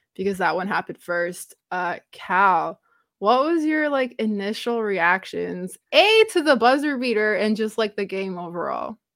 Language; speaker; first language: English; non-native, fluent; Romanian